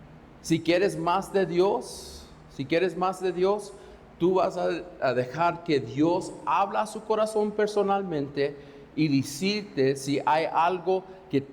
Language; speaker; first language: Spanish; non-native, fluent; English